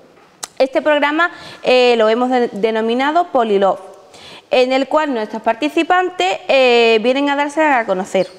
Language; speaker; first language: Spanish; native; Spanish